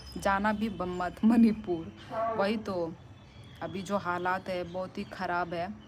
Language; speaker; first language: Hindi; non-native, local second language; Kok Borok